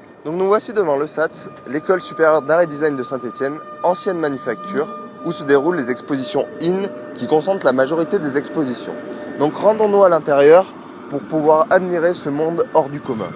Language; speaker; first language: French; native; French